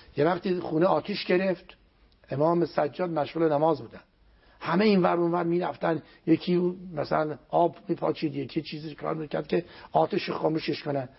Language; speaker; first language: Persian; non-native, local second language; Azerbaijani